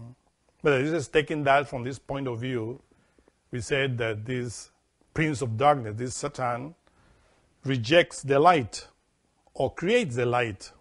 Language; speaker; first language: English; non-native, fluent; Spanish